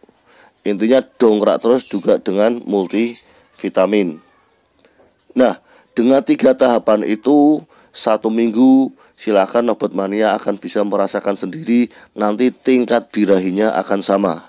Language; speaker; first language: Indonesian; native; Indonesian